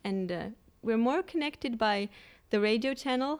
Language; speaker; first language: English; non-native, fluent; Swedish